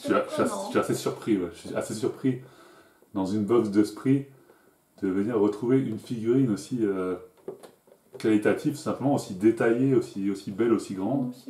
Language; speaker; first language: French; native; French